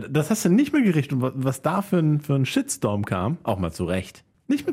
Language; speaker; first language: German; native; German